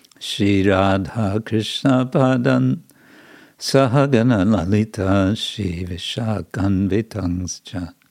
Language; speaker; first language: German; non-native, fluent; English